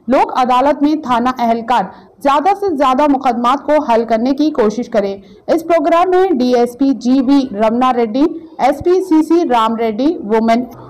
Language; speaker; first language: Urdu; native; Urdu